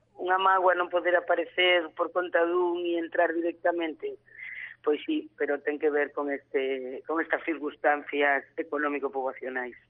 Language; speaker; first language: Galician; native; Galician